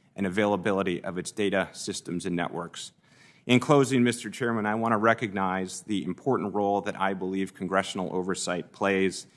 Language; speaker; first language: English; native; English